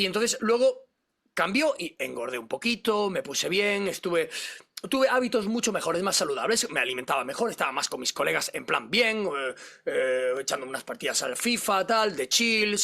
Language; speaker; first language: Spanish; native; Spanish